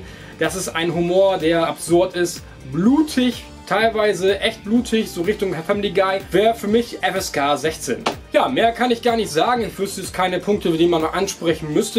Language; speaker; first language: German; native; German